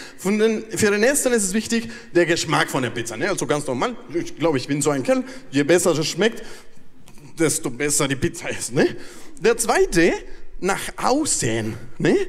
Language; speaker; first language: German; non-native, fluent; Spanish